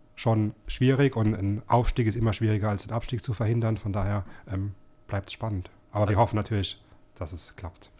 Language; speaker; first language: German; native; German